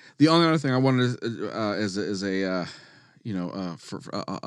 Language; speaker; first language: English; native; English